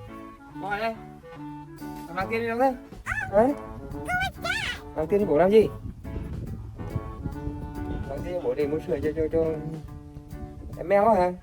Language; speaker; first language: Vietnamese; native; Vietnamese